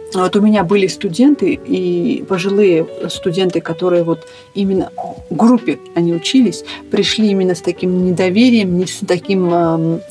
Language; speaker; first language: Russian; non-native, local second language; Armenian